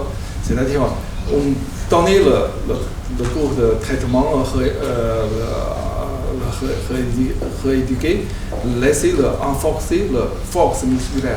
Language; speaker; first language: French; non-native, learner; Chinese